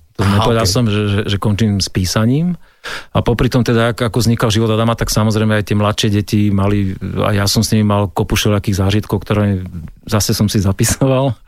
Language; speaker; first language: Slovak; native; Slovak